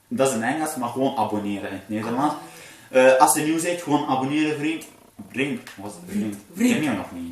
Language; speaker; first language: Dutch; early bilingual, other home language; Arabic